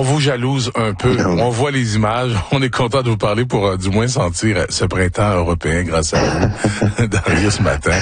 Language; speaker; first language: French; native; French